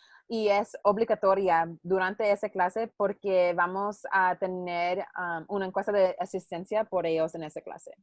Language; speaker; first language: Spanish; non-native, learner; English